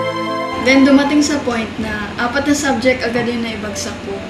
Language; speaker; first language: Filipino; native; Filipino